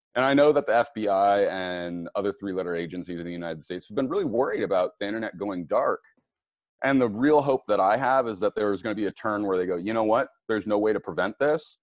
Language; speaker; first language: English; native; English